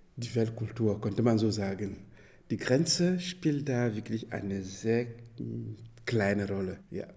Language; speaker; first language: German; non-native, fluent; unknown